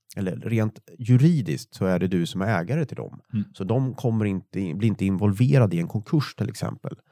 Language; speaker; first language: Swedish; native; Swedish